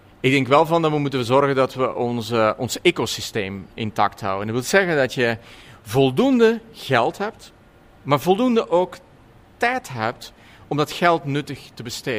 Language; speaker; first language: Dutch; native; Dutch